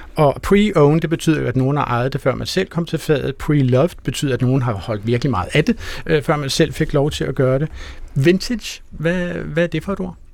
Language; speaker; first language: Danish; native; Danish